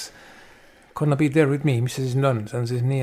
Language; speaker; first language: Estonian; native; Estonian